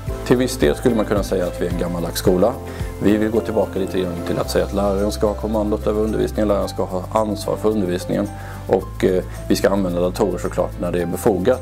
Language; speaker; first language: Swedish; native; Swedish